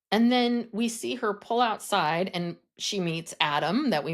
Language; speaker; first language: English; native; English